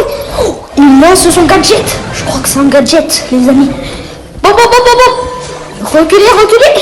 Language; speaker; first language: French; native; French